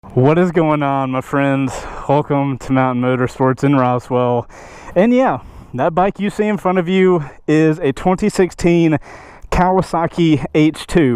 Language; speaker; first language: English; native; English